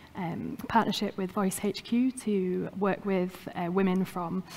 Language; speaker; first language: English; native; English